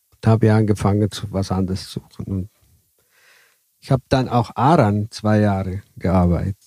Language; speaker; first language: German; early bilingual, heritage; Italian